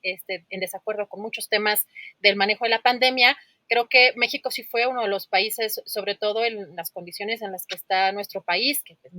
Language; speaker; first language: Spanish; native; Spanish